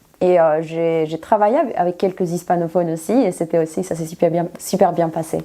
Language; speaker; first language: French; non-native, fluent; Serbian